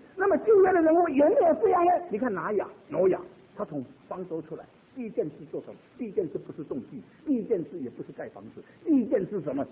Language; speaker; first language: Chinese; native; Chinese